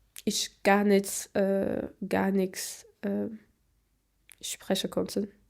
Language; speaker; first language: German; non-native, learner; Portuguese